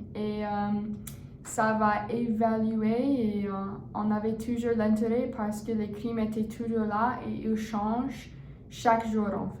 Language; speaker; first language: French; non-native, learner; English